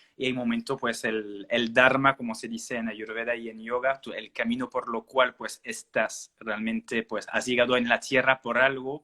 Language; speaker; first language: Spanish; non-native, fluent; French